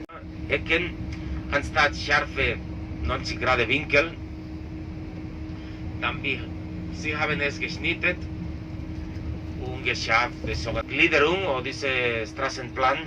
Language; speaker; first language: German; non-native, learner; Catalan